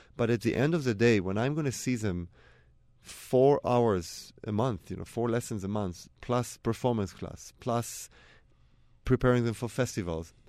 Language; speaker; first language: English; non-native, fluent; Hebrew